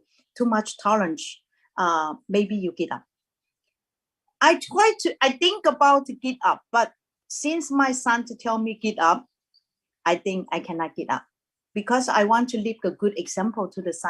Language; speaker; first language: English; non-native, learner; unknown